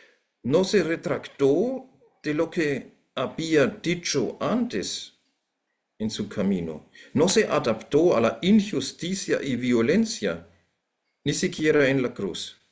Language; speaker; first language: Spanish; non-native, fluent; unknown